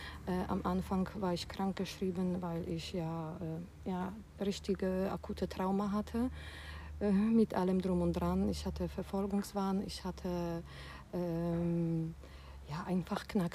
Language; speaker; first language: German; non-native, fluent; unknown